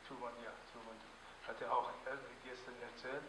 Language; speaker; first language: German; non-native, learner; Persian